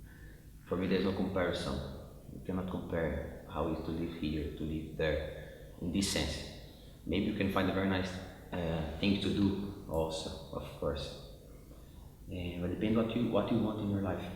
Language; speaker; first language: English; non-native, fluent; Portuguese